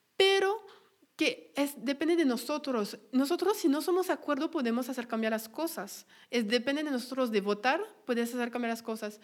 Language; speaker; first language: Spanish; non-native, fluent; French